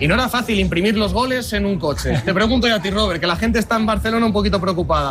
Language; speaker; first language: Spanish; native; Spanish